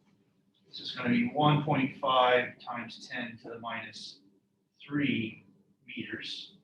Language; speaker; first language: English; native; English